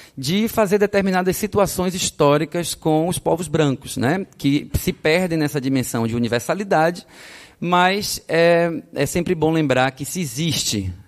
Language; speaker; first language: Portuguese; native; Portuguese